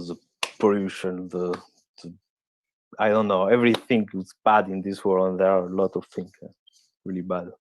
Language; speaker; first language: English; non-native, fluent; French